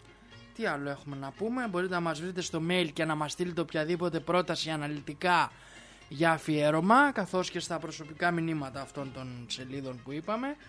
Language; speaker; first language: Greek; native; Greek